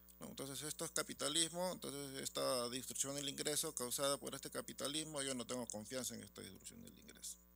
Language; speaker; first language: Spanish; native; Spanish